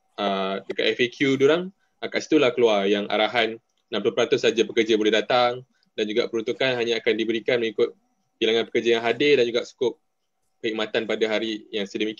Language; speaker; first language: Malay; native; Malay